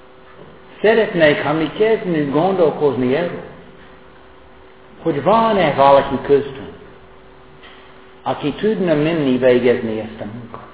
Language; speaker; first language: Hungarian; non-native, fluent; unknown